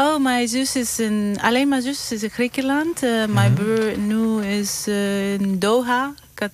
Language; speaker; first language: Dutch; non-native, learner; Greek